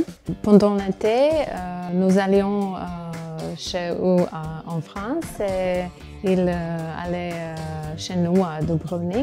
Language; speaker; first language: French; non-native, fluent; Croatian